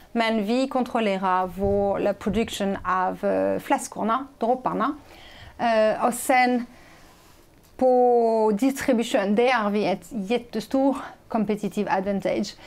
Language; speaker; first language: Swedish; non-native, fluent; French